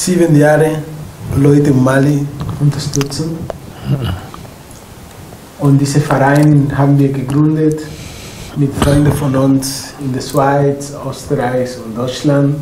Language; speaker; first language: German; non-native, fluent; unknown